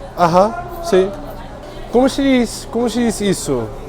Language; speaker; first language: Portuguese; non-native, learner; Dutch